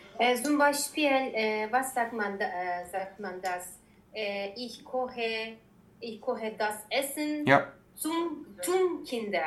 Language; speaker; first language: German; non-native, learner; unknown